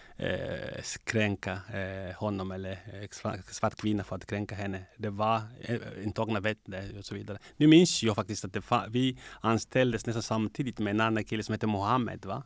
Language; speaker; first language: Swedish; non-native, fluent; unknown